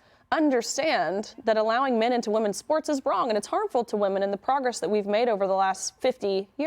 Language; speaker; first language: English; native; English